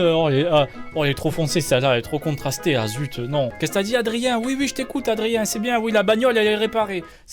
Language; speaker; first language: French; native; French